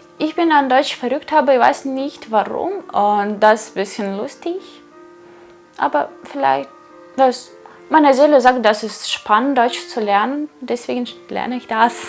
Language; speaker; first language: German; non-native, fluent; Ukrainian